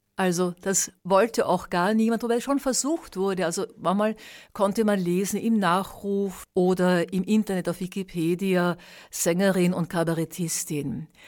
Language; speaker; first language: German; native; German